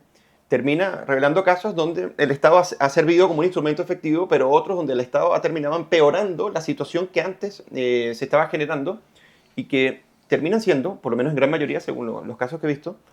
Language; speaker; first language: Spanish; native; Spanish